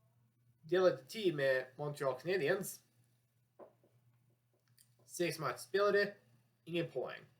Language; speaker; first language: Swedish; non-native, learner; English